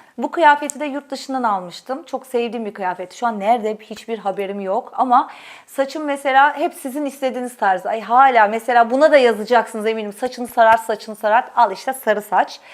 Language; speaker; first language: Turkish; native; Turkish